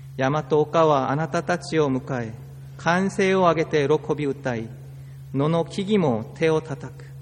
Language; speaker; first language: Japanese; non-native, fluent; Korean